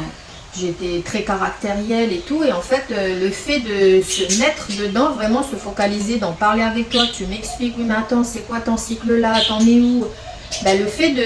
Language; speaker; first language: French; native; French